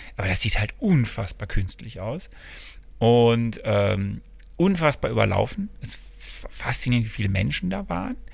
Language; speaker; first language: German; native; German